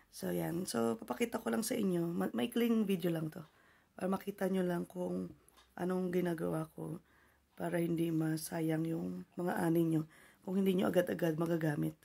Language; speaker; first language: Filipino; native; Filipino